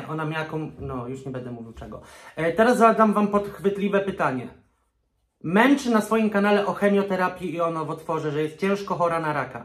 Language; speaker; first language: Polish; native; Polish